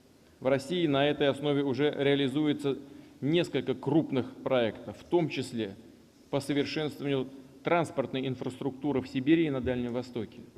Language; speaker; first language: Russian; native; Russian